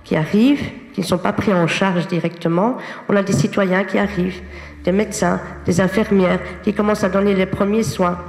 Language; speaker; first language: French; native; French